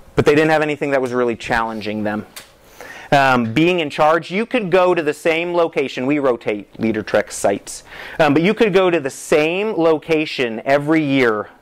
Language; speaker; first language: English; native; English